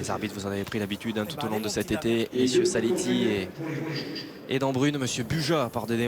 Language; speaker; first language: French; native; French